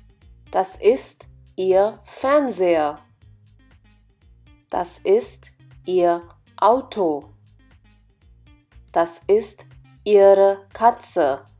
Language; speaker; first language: German; non-native, fluent; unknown